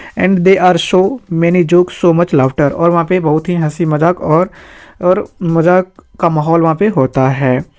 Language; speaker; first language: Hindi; native; Hindi